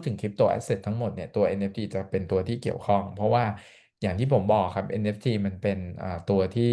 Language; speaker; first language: Thai; native; Thai